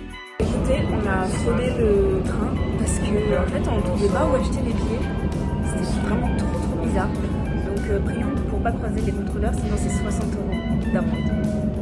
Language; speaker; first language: French; native; French